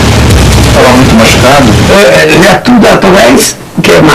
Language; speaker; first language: Portuguese; non-native, learner; Japanese